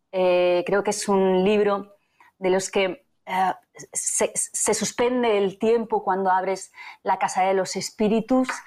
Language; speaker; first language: Spanish; native; Spanish